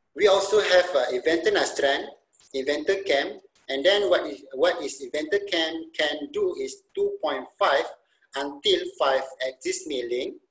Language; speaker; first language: English; non-native, local second language; Malay